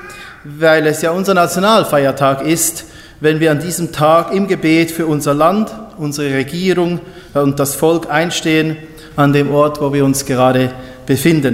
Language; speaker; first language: German; native; German